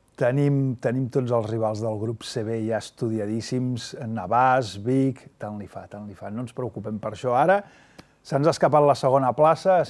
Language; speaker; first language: Catalan; native; Catalan